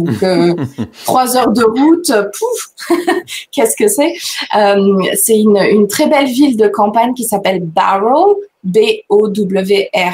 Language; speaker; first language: French; native; French